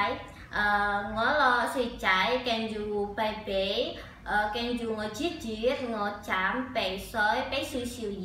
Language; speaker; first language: Cantonese; non-native, learner; Indonesian